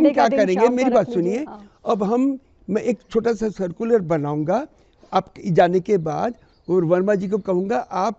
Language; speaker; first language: Hindi; native; Hindi